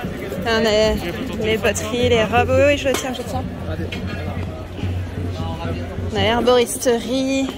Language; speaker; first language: French; native; French